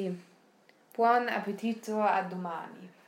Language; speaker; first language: Italian; non-native, learner; German